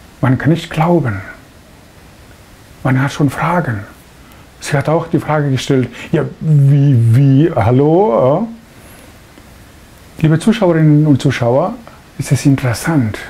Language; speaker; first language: German; non-native, fluent; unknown